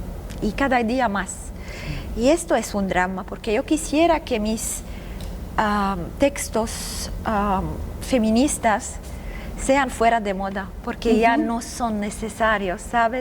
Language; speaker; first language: Spanish; non-native, fluent; Arabic